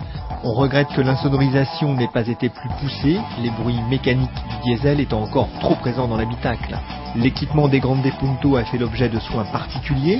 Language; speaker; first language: French; native; French